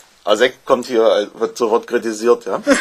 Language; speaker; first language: German; native; German